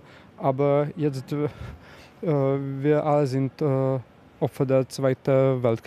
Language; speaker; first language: German; non-native, learner; Czech